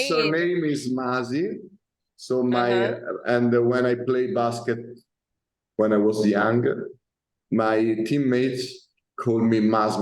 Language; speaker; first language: English; non-native, learner; Italian